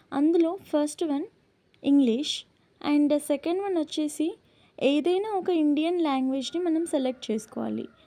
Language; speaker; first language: Telugu; non-native, local second language; Lambadi